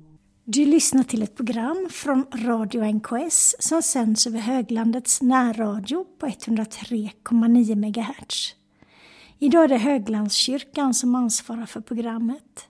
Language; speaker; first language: Swedish; native; Swedish